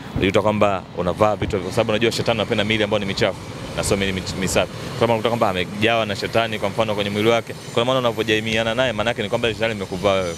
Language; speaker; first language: Swahili; native; Swahili